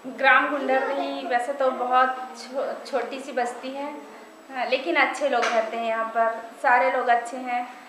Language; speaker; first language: Hindi; native; Hindi